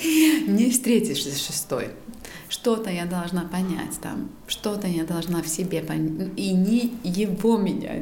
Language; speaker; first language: Russian; non-native, local second language; Latvian